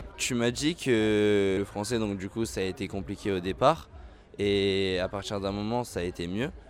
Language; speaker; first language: French; native; French